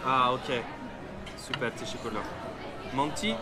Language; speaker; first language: Turkish; non-native, learner; French